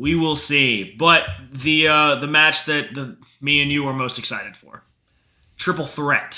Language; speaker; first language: English; native; English